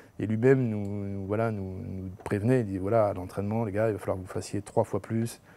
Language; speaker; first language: French; native; French